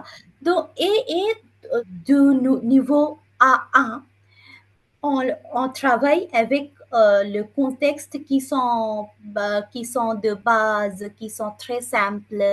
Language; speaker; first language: French; non-native, fluent; Bangla